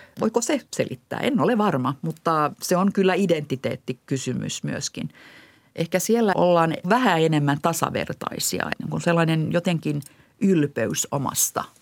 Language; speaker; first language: Finnish; non-native, local second language; Swedish